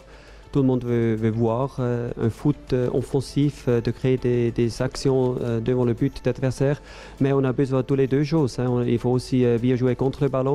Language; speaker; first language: French; non-native, fluent; German